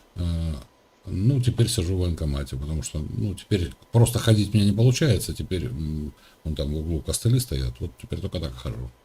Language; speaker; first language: Russian; native; Russian